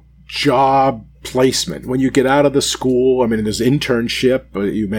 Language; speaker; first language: English; native; English